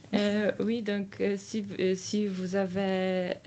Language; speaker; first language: French; non-native, learner; Polish